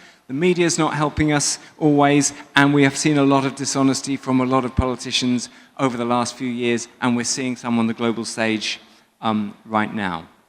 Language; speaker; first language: English; native; English